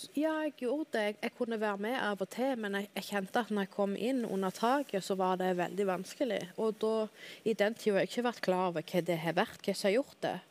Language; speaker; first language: Norwegian; native; Norwegian